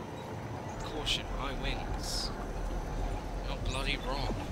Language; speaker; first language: English; native; English